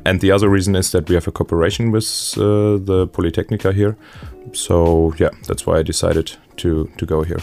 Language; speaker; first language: English; non-native, fluent; German